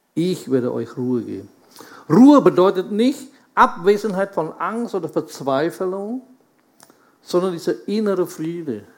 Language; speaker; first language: German; non-native, fluent; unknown